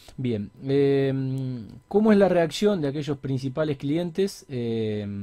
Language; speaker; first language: Spanish; native; Spanish